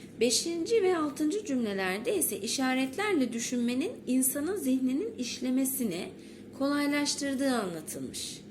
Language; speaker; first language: Turkish; native; Turkish